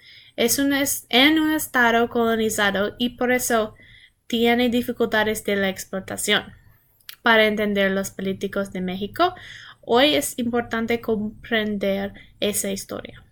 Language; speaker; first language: Spanish; non-native, learner; English